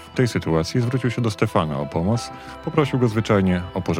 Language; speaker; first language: Polish; native; Polish